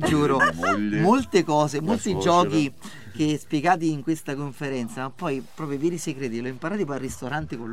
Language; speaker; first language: Italian; native; Italian